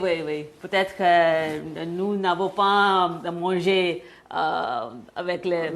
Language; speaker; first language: French; non-native, learner; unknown